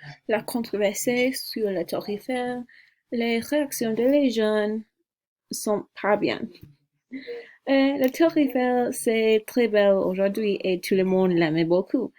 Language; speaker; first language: French; non-native, learner; English